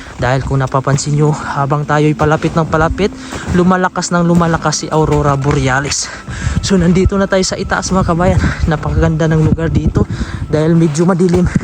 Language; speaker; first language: Filipino; native; Filipino